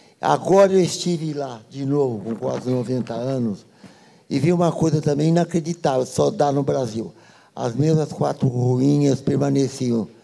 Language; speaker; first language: Portuguese; native; Portuguese